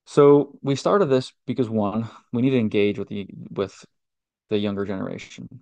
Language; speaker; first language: English; native; English